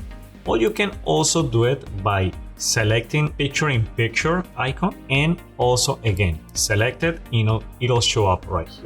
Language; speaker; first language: English; non-native, fluent; Spanish